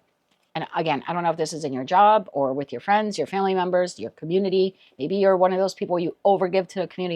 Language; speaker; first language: English; native; English